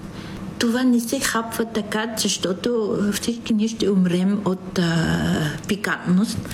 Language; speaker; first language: Bulgarian; non-native, fluent; Italian